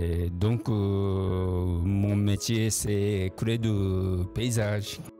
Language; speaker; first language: French; non-native, learner; Japanese